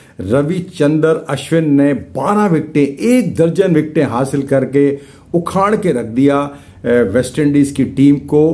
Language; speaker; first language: Urdu; native; Urdu